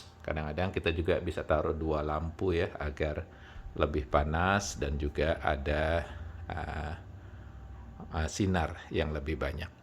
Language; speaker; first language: Indonesian; native; Indonesian